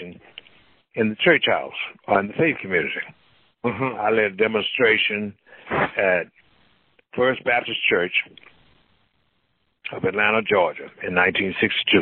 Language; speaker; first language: English; native; English